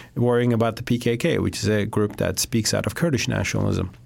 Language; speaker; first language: English; non-native, fluent; Turkish